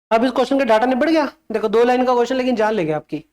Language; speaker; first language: Hindi; non-native, local second language; Punjabi